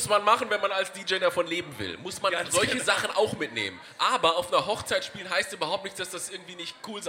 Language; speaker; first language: German; native; German